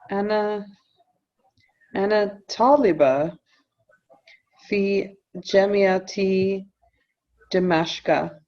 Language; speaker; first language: Arabic; non-native, learner; English